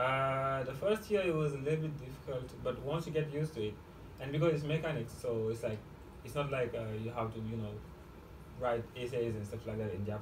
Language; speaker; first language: English; non-native, fluent; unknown